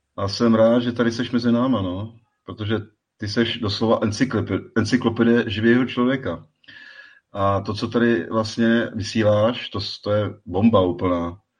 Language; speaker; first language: Czech; native; Czech